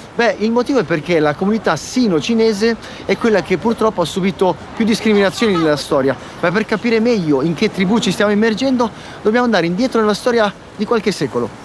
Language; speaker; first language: Italian; native; Italian